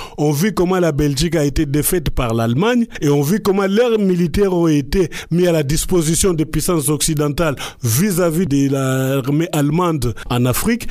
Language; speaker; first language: French; non-native, local second language; Lingala